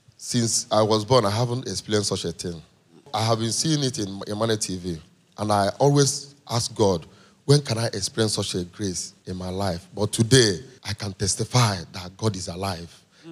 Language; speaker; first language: English; non-native, local second language; Igbo